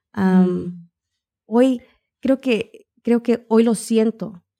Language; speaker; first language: Spanish; early bilingual, heritage; Spanish